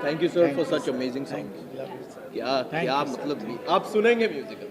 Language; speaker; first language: Hindi; native; Hindi